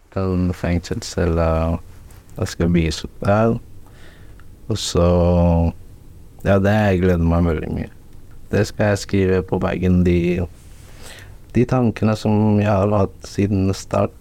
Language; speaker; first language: Norwegian; non-native, learner; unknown